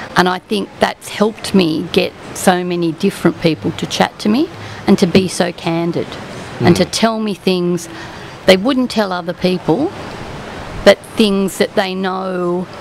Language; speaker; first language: English; native; English